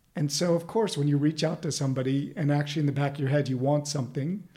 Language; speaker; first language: English; native; English